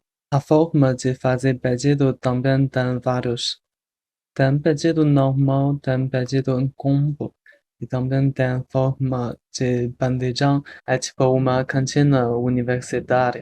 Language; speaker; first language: Portuguese; non-native, fluent; Chinese